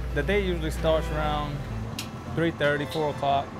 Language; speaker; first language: English; native; English